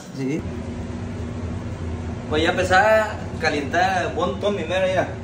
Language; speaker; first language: Spanish; non-native, learner; Chinese